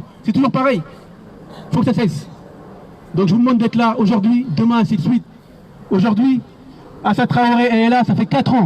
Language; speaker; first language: French; native; French